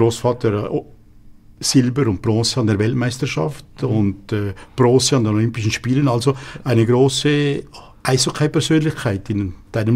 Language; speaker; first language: German; native; German